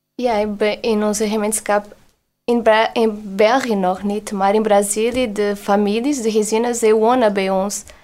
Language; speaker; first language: Dutch; non-native, learner; Portuguese